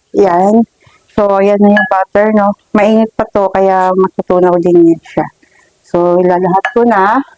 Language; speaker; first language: Filipino; non-native, local second language; Hiligaynon